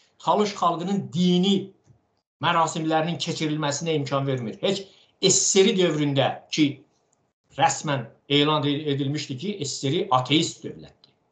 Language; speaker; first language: Azerbaijani; non-native, local second language; Talysh